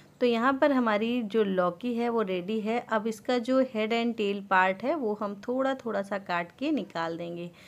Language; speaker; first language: Hindi; native; Hindi